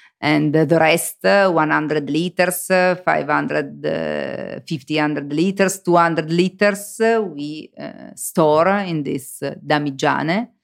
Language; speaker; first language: English; non-native, learner; Italian